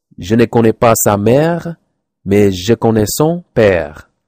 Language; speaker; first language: French; non-native, learner; English